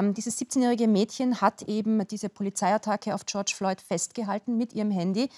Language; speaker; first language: German; native; German